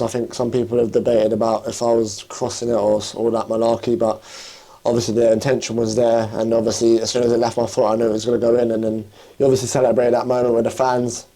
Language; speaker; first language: English; native; English